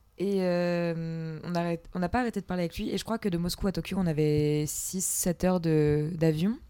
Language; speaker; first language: French; native; French